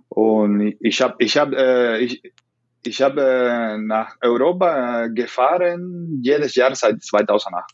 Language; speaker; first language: German; non-native, fluent; Spanish